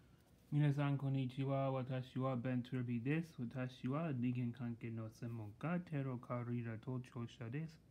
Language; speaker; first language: Japanese; non-native, learner; English